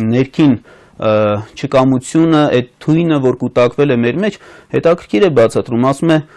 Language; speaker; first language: Armenian; native; Armenian